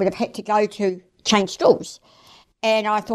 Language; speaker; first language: English; non-native, fluent; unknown